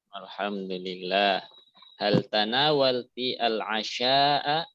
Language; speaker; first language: Arabic; non-native, fluent; Indonesian